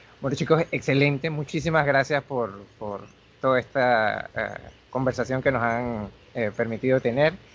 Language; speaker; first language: Spanish; native; Spanish